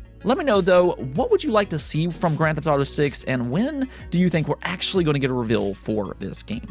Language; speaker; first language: English; native; English